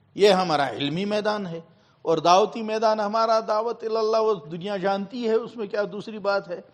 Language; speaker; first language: Urdu; non-native, local second language; Kashmiri